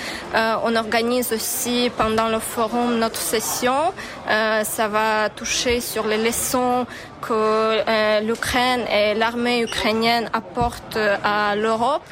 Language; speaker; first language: French; non-native, fluent; Ukrainian